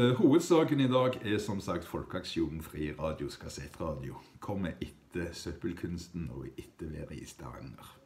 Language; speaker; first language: Norwegian; native; Norwegian